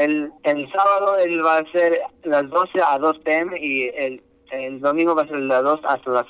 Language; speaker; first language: Spanish; early bilingual, heritage; Spanish